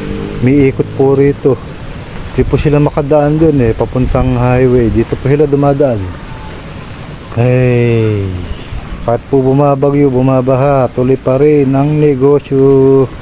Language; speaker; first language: Filipino; native; Filipino